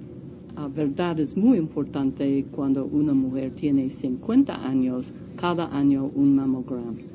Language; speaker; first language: Spanish; non-native, learner; English